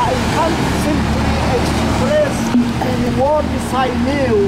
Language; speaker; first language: English; non-native, learner; Amharic